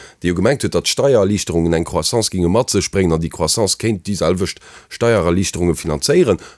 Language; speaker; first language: Luxembourgish; native; Luxembourgish